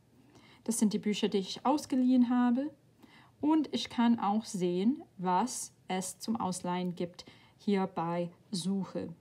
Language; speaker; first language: German; non-native, fluent; English